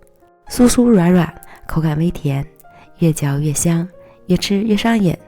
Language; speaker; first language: Chinese; native; Chinese